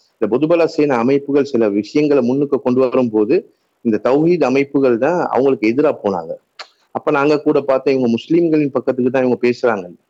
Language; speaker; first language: Tamil; native; Tamil